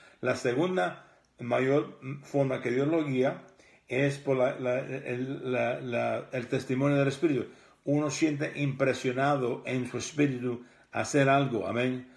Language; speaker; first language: Spanish; early bilingual, heritage; Spanish